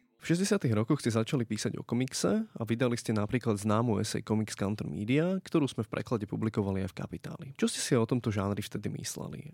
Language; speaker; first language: Slovak; native; Slovak